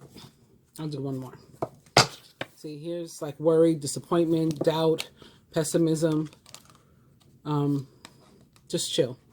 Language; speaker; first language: English; native; English